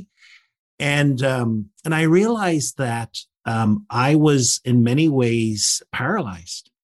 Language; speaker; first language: English; native; English